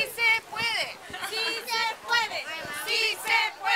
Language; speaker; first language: Spanish; non-native, learner; English